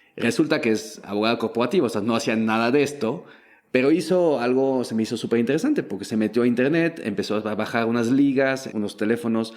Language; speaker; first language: Spanish; non-native, fluent; French